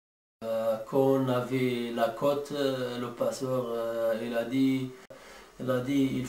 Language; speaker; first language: French; non-native, learner; Arabic